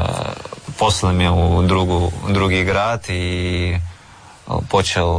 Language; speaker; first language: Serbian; non-native, learner; Russian